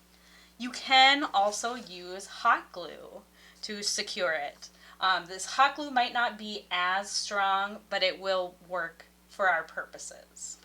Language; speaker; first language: English; native; English